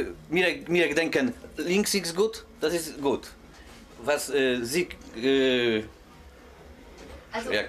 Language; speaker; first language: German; non-native, learner; Polish